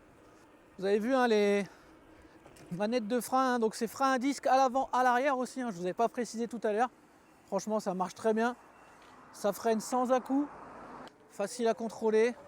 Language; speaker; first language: French; native; French